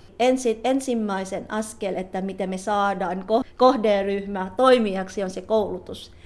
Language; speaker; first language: Finnish; non-native, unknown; Filipino